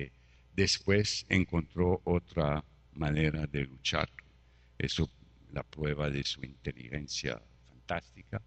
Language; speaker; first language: Spanish; non-native, fluent; French